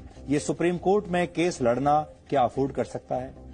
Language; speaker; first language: Hindi; native; Hindi